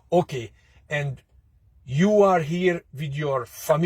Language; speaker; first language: English; non-native, fluent; Hungarian